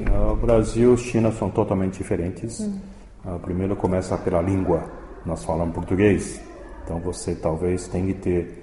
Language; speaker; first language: Portuguese; early bilingual, other home language; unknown